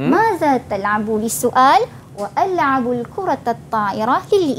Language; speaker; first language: Arabic; non-native, fluent; Malay